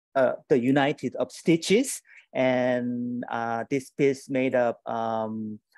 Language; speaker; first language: English; non-native, learner; Korean